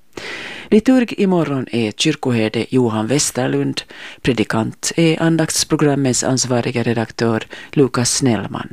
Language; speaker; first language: Swedish; native; Swedish